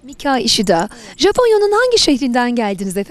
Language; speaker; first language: Turkish; native; Turkish